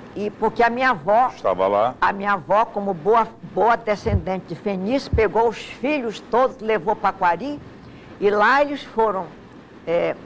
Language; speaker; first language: Portuguese; native; Portuguese